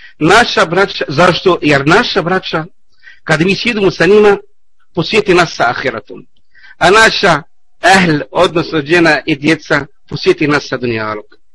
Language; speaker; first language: Bosnian; non-native, learner; Arabic